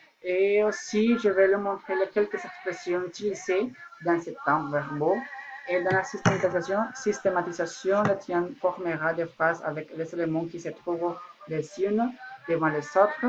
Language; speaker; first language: French; non-native, learner; Spanish